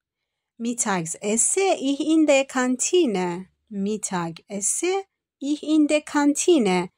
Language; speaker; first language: German; non-native, fluent; Persian